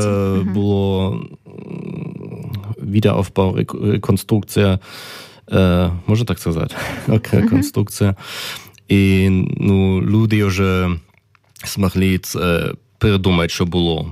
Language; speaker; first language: Ukrainian; non-native, learner; German